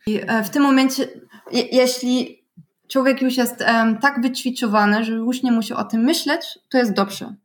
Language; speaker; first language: Polish; non-native, fluent; German